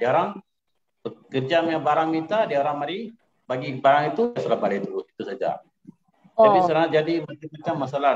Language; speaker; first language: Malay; non-native, local second language; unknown